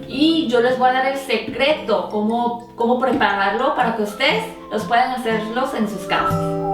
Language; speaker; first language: Spanish; non-native, fluent; Korean